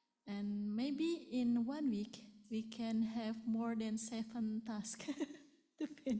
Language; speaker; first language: English; non-native, learner; Indonesian